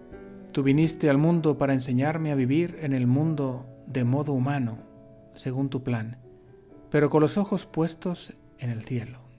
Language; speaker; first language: Spanish; native; Spanish